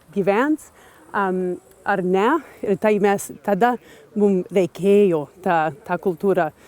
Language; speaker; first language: Lithuanian; early bilingual, heritage; English